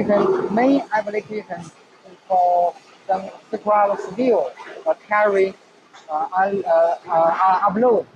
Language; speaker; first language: English; non-native, learner; Chinese